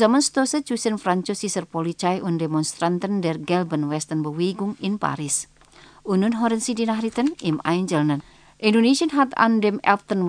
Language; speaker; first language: German; non-native, fluent; Indonesian